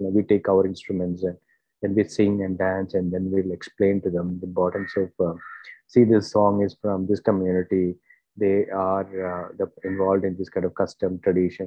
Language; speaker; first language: English; non-native, local second language; Malayalam